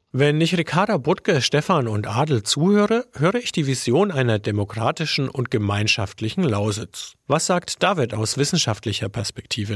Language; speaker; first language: German; native; German